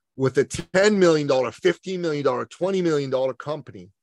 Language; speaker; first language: English; early bilingual, other home language; Persian